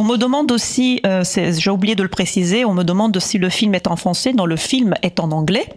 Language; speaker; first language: French; native; French